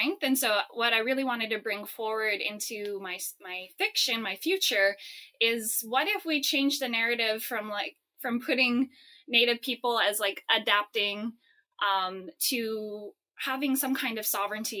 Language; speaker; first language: English; native; English